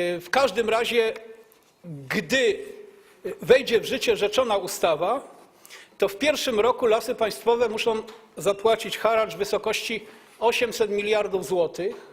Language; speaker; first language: Polish; native; Polish